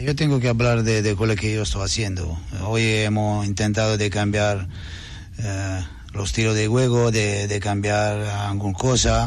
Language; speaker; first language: Spanish; non-native, learner; Italian